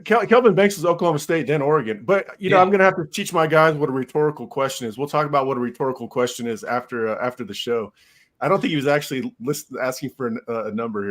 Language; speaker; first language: English; native; English